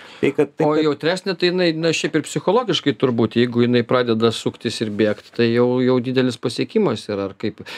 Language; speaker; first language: Lithuanian; native; Lithuanian